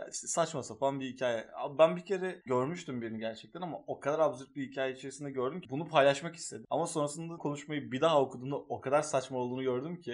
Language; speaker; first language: Turkish; native; Turkish